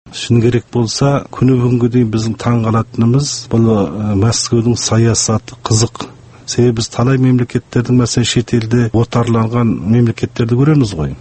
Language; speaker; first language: Kazakh; early bilingual, heritage; Kazakh